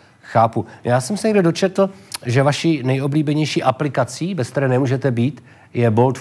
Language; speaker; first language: Czech; native; Czech